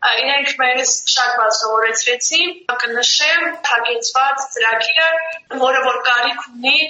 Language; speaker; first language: Armenian; early bilingual, heritage; Armenian